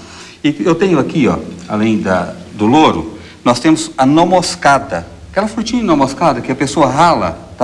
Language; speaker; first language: Portuguese; native; Portuguese